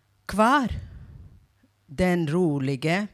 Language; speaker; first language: Norwegian; non-native, fluent; Persian